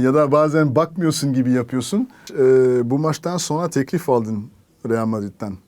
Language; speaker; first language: Turkish; non-native, fluent; French